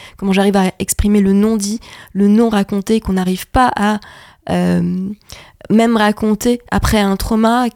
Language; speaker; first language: French; non-native, local second language; Arabic